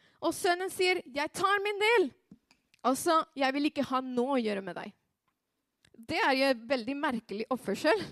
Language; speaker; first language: Norwegian; non-native, fluent; Spanish